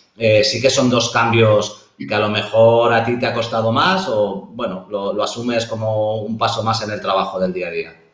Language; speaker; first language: Spanish; native; Spanish